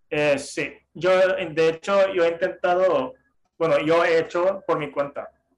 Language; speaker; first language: Spanish; non-native, fluent; Japanese